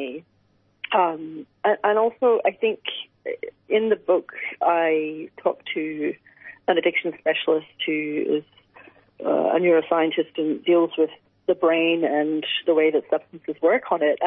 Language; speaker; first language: English; native; English